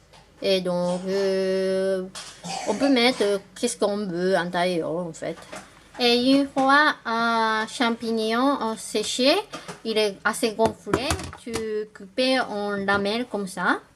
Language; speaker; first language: French; non-native, learner; Japanese